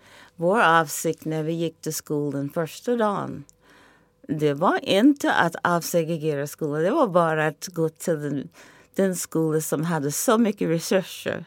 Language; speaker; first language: Swedish; non-native, fluent; English